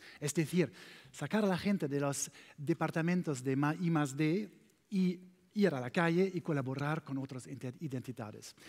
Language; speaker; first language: Spanish; non-native, learner; German